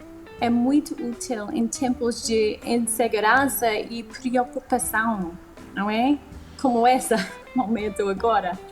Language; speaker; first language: Portuguese; non-native, fluent; English